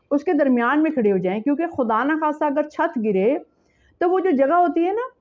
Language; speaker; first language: Urdu; native; Urdu